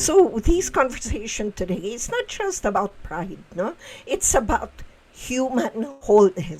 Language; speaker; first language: English; non-native, local second language; Filipino